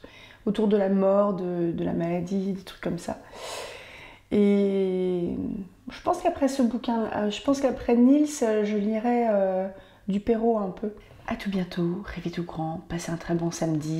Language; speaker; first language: French; native; French